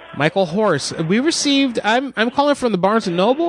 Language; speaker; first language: English; early bilingual, other home language; Spanish